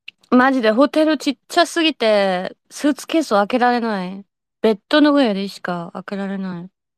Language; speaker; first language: Japanese; non-native, fluent; German